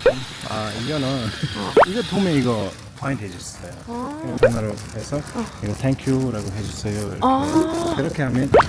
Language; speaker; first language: Korean; non-native, learner; Mongolian